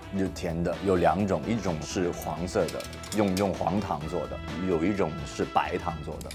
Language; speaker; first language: Chinese; non-native, local second language; Cantonese